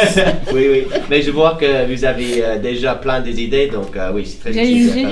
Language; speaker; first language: French; non-native, fluent; English